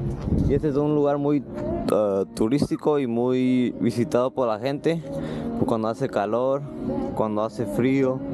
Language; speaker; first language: Spanish; early bilingual, heritage; Spanish